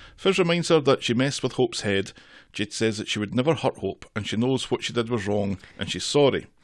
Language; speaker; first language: English; native; English